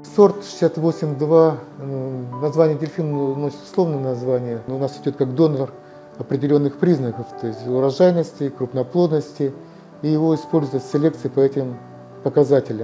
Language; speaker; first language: Russian; native; Russian